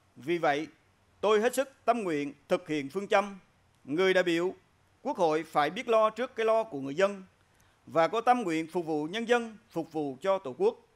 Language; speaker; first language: Vietnamese; non-native, local second language; Eastern Cham